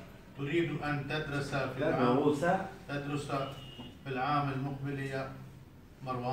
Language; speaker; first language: Arabic; non-native, learner; Urdu